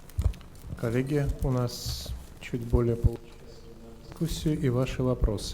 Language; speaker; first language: Russian; native; Russian